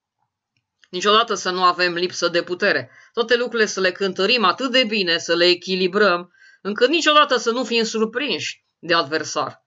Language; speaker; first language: Romanian; native; Romanian